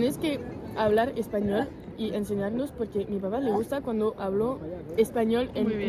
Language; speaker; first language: Spanish; non-native, learner; French